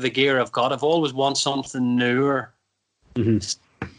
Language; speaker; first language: English; native; English